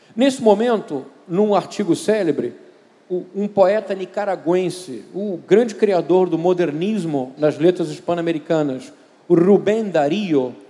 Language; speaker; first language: Portuguese; native; Portuguese